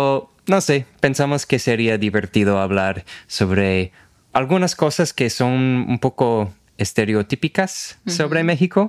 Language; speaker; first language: Spanish; non-native, fluent; English